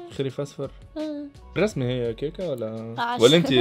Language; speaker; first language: Arabic; native; Arabic